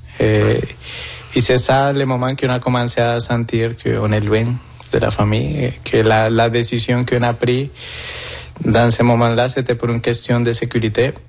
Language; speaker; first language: French; non-native, fluent; Spanish